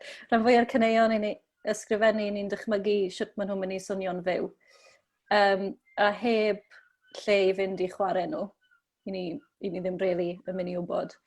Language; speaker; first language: Welsh; native; Welsh